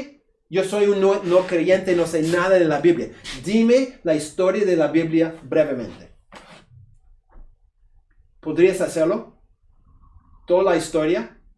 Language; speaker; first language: Spanish; non-native, fluent; English